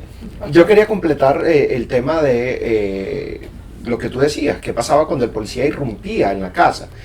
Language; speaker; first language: Spanish; native; Spanish